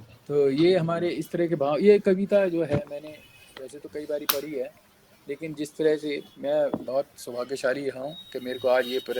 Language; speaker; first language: Hindi; native; Hindi